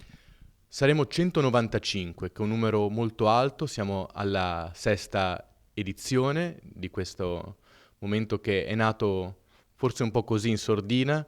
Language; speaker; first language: Italian; native; Italian